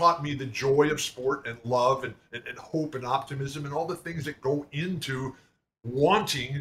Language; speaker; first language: English; native; English